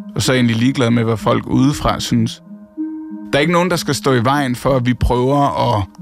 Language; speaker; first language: Danish; native; Danish